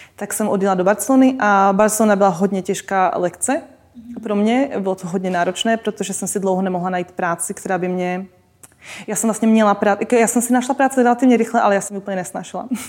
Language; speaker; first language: Czech; non-native, local second language; Slovak